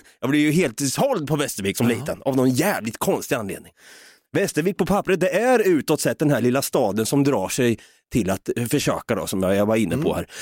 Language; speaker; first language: Swedish; native; Swedish